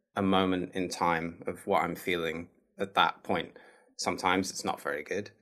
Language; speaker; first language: English; native; English